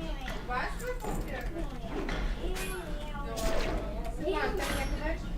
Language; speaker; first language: Russian; native; Russian